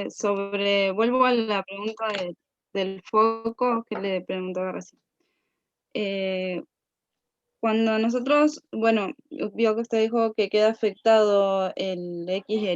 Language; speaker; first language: Spanish; native; Spanish